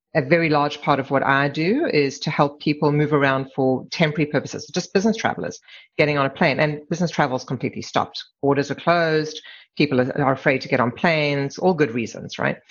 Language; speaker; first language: English; native; English